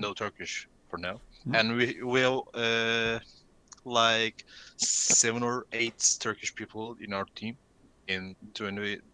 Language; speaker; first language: English; non-native, learner; Turkish